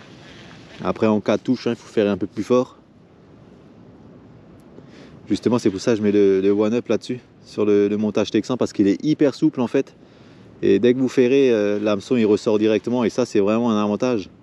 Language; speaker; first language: French; native; French